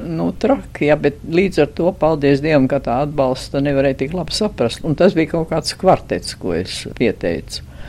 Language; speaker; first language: Latvian; native; Latvian